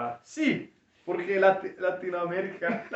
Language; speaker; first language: Spanish; non-native, fluent; Hungarian